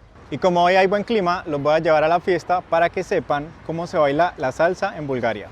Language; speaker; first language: Spanish; native; Spanish